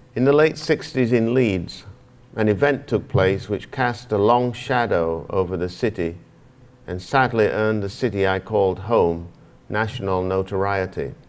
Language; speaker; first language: English; native; English